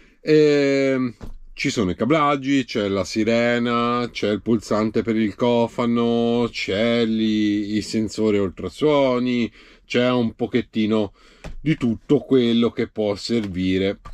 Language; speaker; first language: Italian; native; Italian